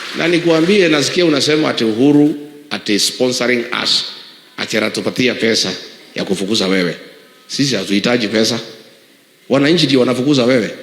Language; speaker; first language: Swahili; non-native, local second language; Kikuyu